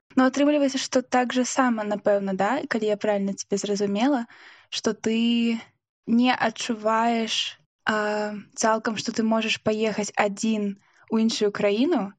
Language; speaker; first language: Belarusian; non-native, local second language; Russian